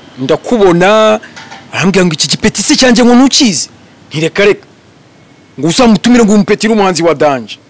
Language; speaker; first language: Kinyarwanda; native; Kinyarwanda